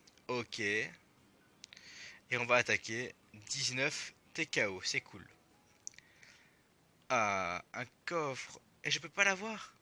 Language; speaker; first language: French; native; French